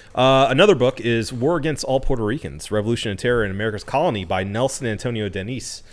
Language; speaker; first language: English; early bilingual, other home language; Spanish